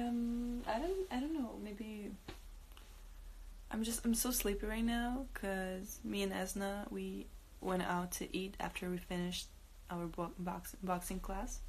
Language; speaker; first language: English; non-native, fluent; Russian